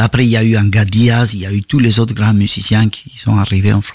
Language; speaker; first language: French; non-native, fluent; Spanish